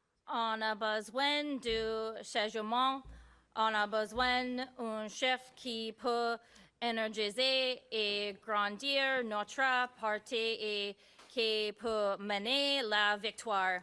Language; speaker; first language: French; non-native, learner; English